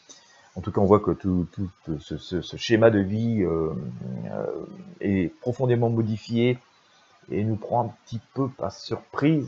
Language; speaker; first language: French; native; French